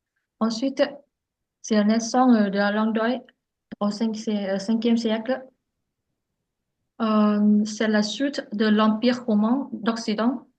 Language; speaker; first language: French; non-native, learner; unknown